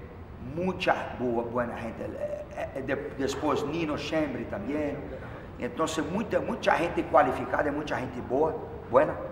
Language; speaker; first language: Spanish; non-native, fluent; Portuguese